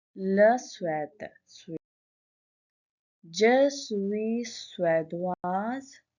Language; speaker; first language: French; non-native, learner; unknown